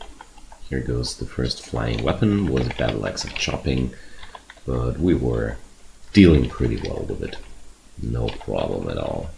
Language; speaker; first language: English; non-native, fluent; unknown